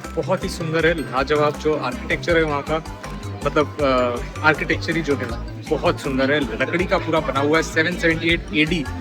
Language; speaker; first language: Hindi; non-native, local second language; Bangla